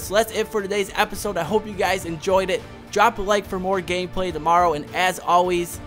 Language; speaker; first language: English; native; English